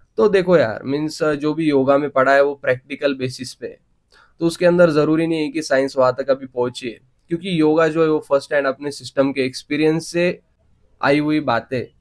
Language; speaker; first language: Hindi; non-native, local second language; Marathi